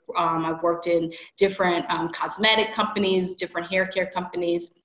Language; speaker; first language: English; native; English